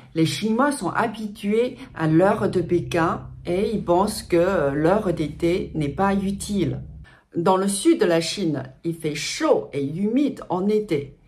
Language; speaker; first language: French; non-native, fluent; Chinese